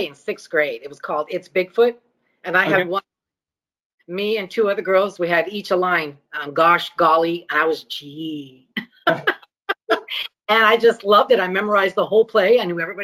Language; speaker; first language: English; early bilingual, other home language; Greek